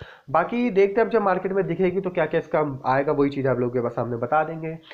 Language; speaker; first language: Hindi; native; Hindi